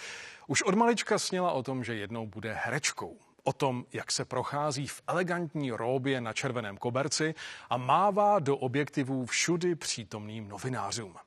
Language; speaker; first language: Czech; native; Czech